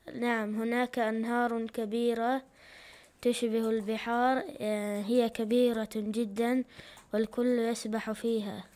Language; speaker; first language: Arabic; early bilingual, other home language; Chechen